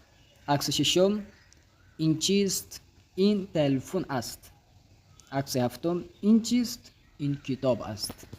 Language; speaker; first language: Persian; non-native, fluent; Urdu